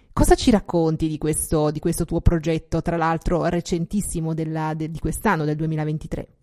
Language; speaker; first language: Italian; native; Italian